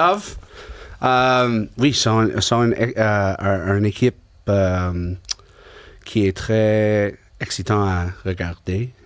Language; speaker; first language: French; non-native, local second language; English